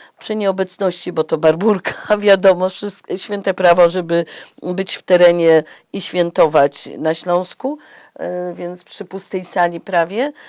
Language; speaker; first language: Polish; native; Polish